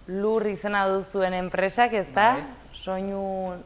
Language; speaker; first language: Basque; native; Basque